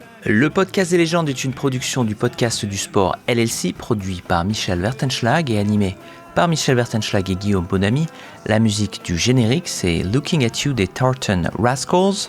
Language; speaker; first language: French; native; French